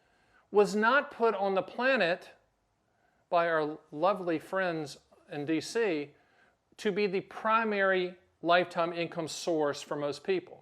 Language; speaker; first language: English; native; English